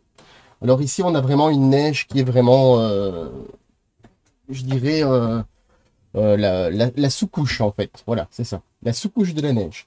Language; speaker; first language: French; native; French